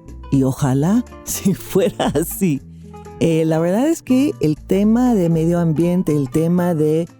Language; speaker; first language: Spanish; non-native, fluent; English